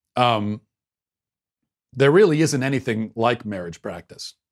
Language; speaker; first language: English; native; English